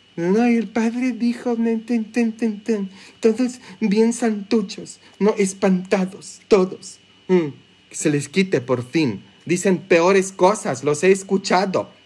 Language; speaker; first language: Spanish; non-native, fluent; English